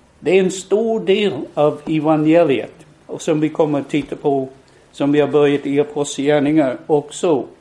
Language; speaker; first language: Swedish; non-native, fluent; English